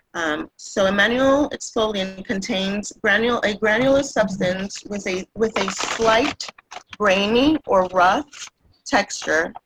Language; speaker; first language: English; non-native, fluent; Spanish